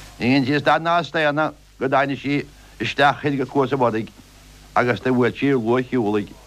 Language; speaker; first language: Irish; native; Irish